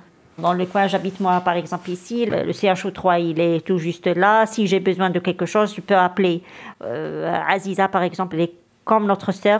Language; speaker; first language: French; non-native, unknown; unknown